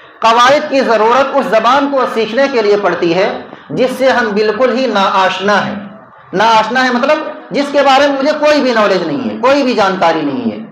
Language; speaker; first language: Urdu; native; Urdu